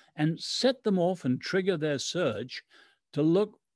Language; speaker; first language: English; early bilingual, other home language; Chinese